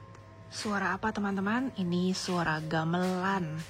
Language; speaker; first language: Indonesian; native; Indonesian